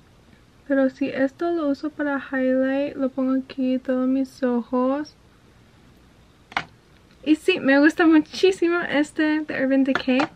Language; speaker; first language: Spanish; early bilingual, heritage; Spanish